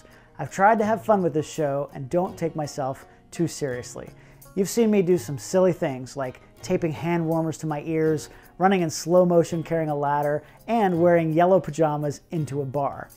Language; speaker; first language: English; native; English